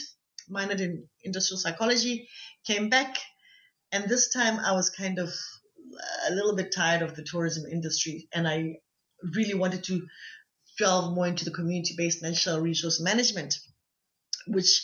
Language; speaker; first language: English; non-native, local second language; Tswana